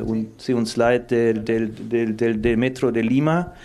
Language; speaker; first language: Spanish; non-native, fluent; German